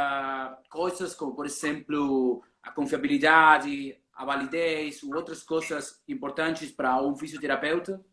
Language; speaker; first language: Portuguese; non-native, learner; Spanish